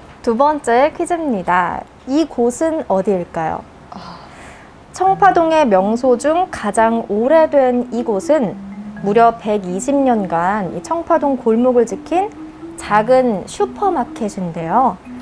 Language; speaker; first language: Korean; native; Korean